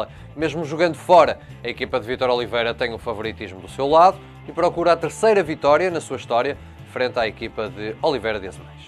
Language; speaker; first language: Portuguese; native; Portuguese